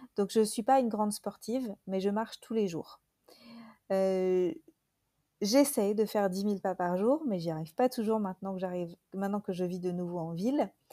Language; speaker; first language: French; native; French